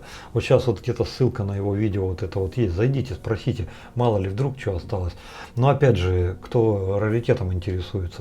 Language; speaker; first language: Russian; native; Russian